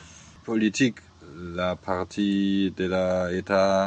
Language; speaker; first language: French; non-native, learner; German